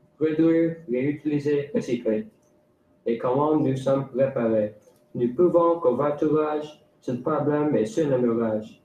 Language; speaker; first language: French; non-native, local second language; English